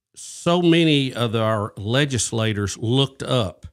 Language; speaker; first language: English; native; English